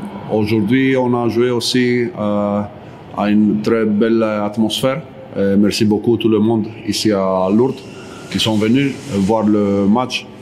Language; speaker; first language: French; non-native, learner; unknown